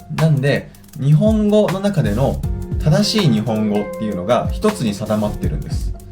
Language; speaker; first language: Japanese; native; Japanese